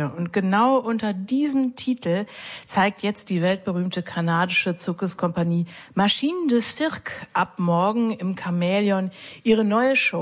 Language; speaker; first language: German; native; German